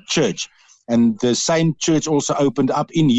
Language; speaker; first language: English; non-native, local second language; Dutch